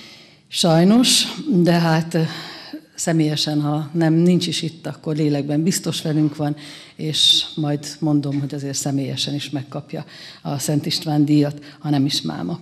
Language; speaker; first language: Hungarian; native; Hungarian